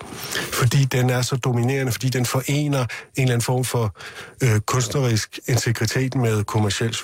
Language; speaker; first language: Danish; native; Danish